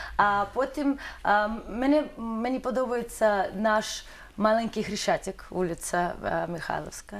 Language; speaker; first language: Ukrainian; non-native, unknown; Russian